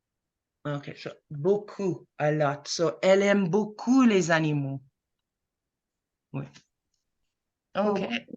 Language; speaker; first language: French; non-native, fluent; English